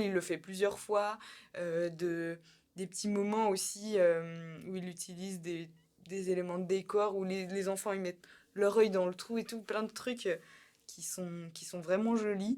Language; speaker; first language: French; native; French